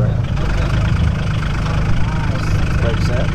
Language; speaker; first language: English; native; English